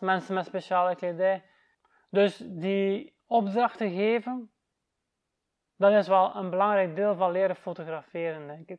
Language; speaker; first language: Dutch; native; Dutch